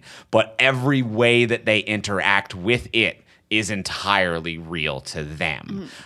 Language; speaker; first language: English; native; English